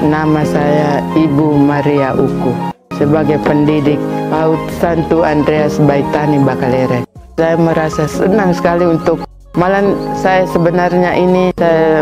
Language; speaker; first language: Indonesian; non-native, local second language; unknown